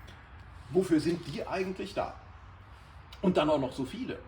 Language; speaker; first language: German; native; German